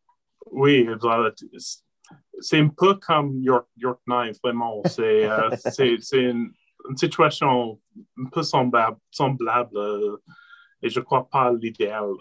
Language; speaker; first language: French; non-native, local second language; English